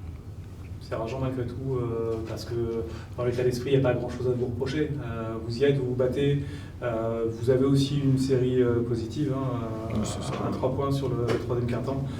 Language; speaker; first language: French; native; French